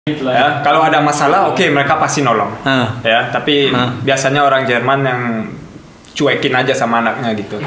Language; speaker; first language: Indonesian; early bilingual, heritage; German